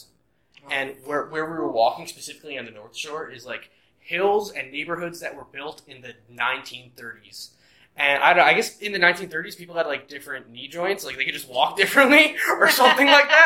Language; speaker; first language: English; native; English